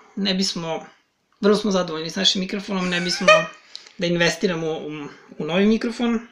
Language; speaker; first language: Serbian; native; Serbian